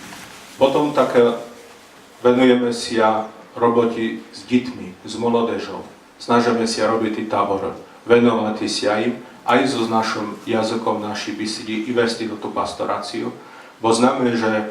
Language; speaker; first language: Slovak; non-native, local second language; Rusyn